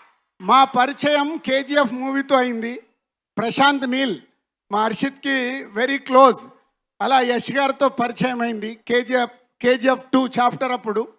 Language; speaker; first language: Telugu; native; Telugu